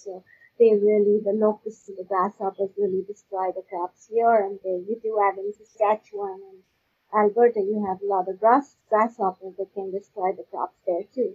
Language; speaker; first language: English; non-native, local second language; Urdu